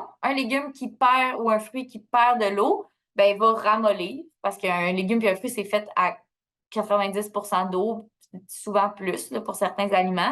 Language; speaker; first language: French; native; French